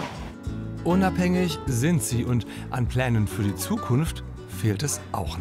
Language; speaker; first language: German; native; German